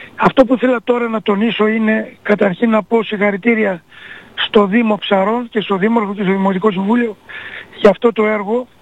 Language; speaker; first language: Greek; native; Greek